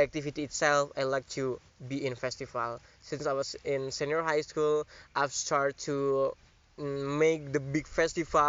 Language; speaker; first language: English; non-native, learner; Indonesian